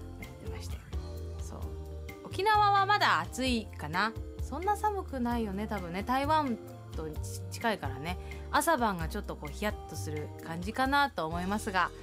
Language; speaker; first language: Japanese; early bilingual, heritage; Japanese